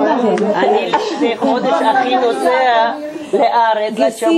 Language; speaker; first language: Hebrew; non-native, fluent; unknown